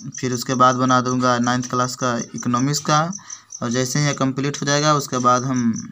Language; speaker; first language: Hindi; native; Hindi